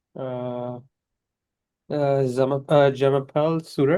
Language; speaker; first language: French; non-native, learner; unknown